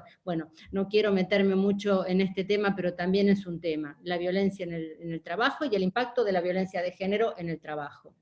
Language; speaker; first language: Spanish; native; Spanish